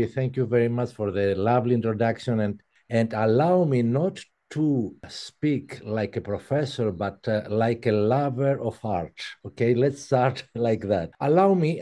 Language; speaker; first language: English; non-native, fluent; Greek